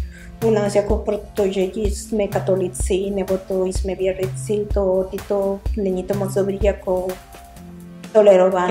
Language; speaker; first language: Czech; non-native, learner; Spanish